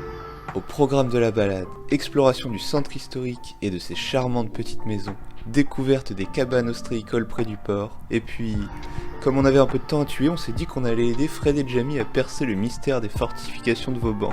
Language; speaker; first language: French; native; French